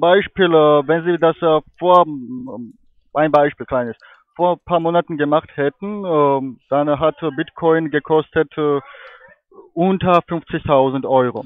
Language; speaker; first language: German; non-native, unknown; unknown